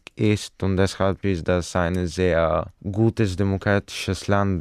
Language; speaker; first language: German; non-native, fluent; Bulgarian